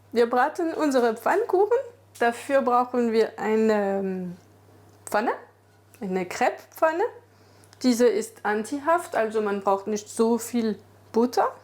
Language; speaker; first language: German; non-native, fluent; French